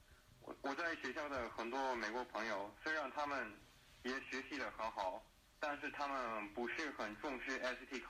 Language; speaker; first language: Chinese; early bilingual, heritage; Chinese